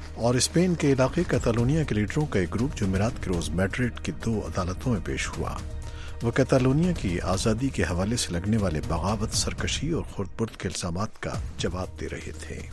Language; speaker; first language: Urdu; native; Urdu